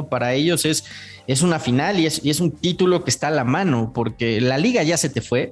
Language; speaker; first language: Spanish; native; Spanish